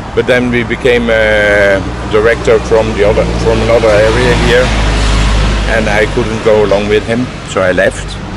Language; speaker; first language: English; non-native, fluent; Dutch